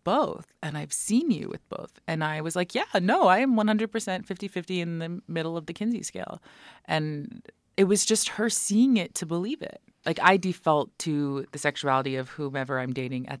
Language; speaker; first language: English; native; English